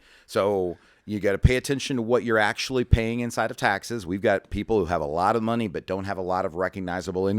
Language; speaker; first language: English; native; English